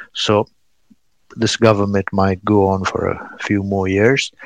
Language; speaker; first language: English; non-native, fluent; Pashto